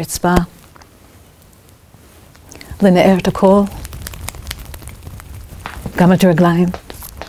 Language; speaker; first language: Hebrew; non-native, fluent; English